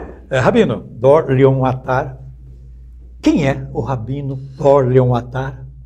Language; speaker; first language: Portuguese; native; Portuguese